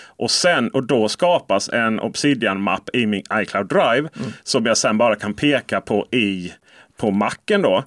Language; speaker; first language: Swedish; native; Swedish